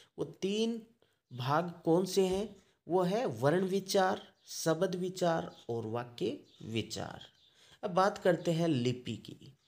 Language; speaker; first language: Hindi; native; Hindi